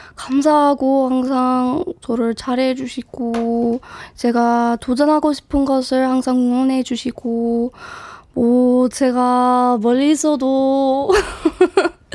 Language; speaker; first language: Korean; non-native, fluent; English